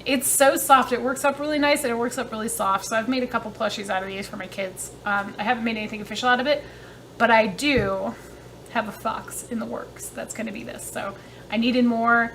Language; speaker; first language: English; native; English